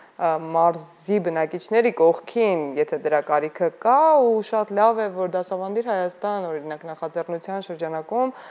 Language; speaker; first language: Armenian; native; Armenian